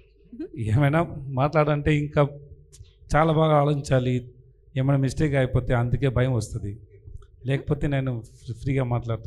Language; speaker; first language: Telugu; non-native, learner; Tamil